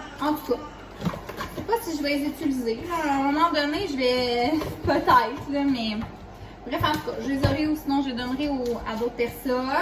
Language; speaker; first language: French; native; French